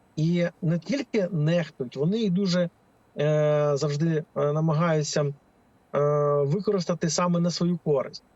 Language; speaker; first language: Ukrainian; native; Ukrainian